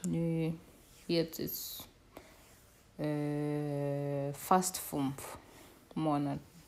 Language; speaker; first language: German; non-native, learner; North Ndebele